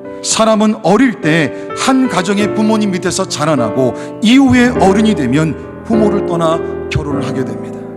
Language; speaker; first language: Korean; native; Korean